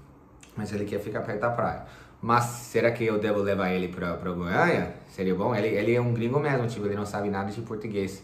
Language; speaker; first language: Portuguese; non-native, fluent; English